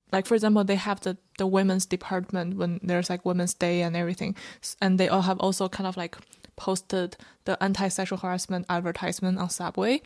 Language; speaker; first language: English; non-native, fluent; Chinese